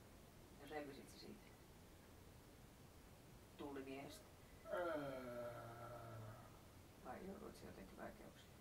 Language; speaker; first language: Finnish; native; Finnish